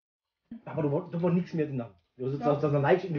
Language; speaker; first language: German; native; German